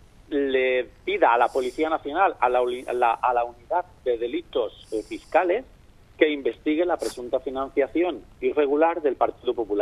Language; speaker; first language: Spanish; native; Spanish